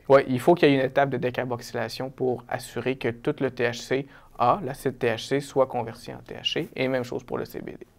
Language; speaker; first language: French; native; French